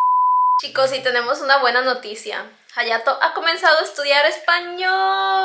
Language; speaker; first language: Spanish; native; Spanish